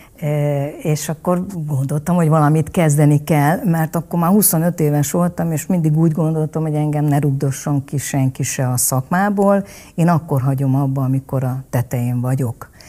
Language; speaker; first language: Hungarian; early bilingual, other home language; Vietnamese